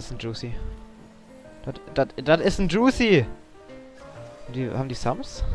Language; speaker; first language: German; native; German